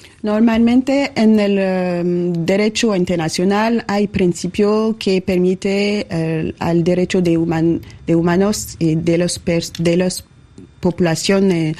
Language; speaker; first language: Spanish; non-native, learner; French